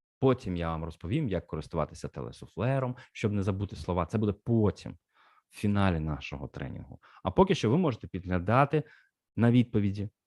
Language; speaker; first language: Ukrainian; non-native, local second language; Russian